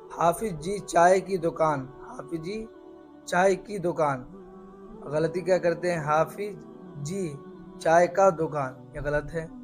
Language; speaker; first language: Urdu; native; Urdu